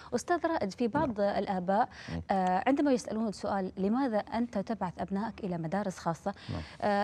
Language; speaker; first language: Arabic; native; Arabic